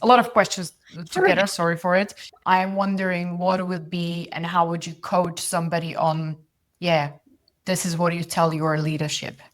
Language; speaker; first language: English; non-native, fluent; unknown